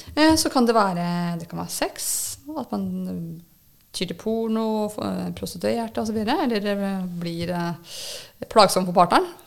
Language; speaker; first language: Norwegian; native; Norwegian